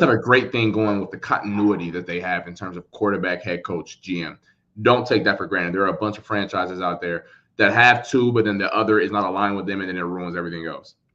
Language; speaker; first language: English; native; English